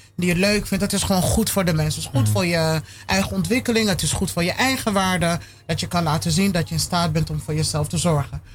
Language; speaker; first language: Dutch; early bilingual, other home language; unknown